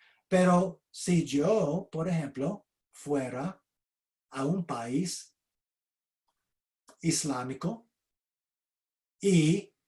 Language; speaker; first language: Spanish; non-native, fluent; English